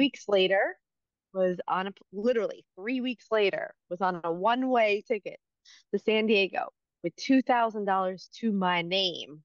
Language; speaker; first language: English; native; English